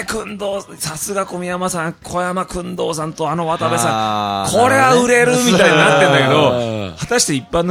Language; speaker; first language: Japanese; native; Japanese